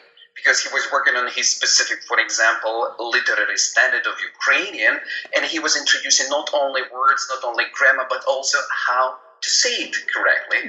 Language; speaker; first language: English; non-native, fluent; Ukrainian